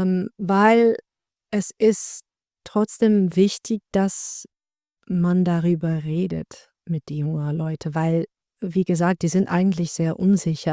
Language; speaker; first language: German; non-native, learner; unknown